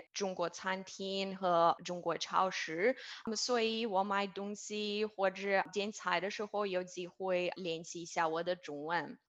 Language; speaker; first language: Chinese; non-native, fluent; Russian